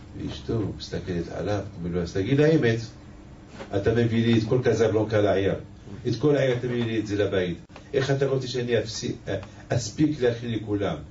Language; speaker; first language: Hebrew; non-native, fluent; French